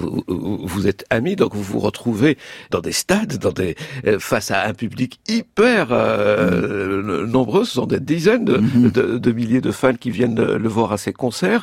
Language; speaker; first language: French; native; French